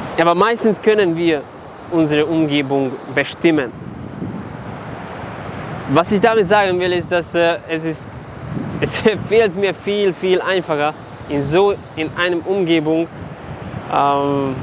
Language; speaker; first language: German; non-native, fluent; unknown